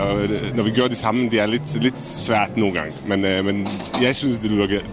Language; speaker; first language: Danish; non-native, fluent; Czech